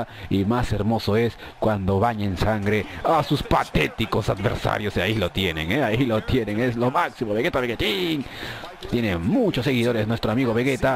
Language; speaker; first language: Spanish; native; Spanish